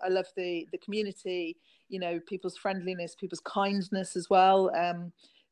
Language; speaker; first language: English; native; English